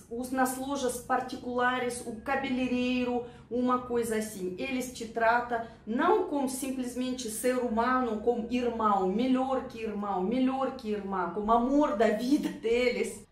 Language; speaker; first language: Portuguese; non-native, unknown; Russian